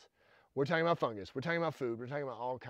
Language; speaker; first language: English; native; English